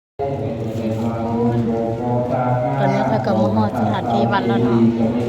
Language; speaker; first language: Thai; non-native, local second language; Lao